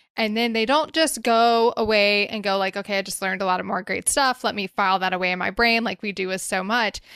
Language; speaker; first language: English; native; English